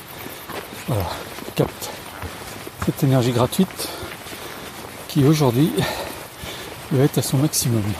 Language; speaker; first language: French; native; French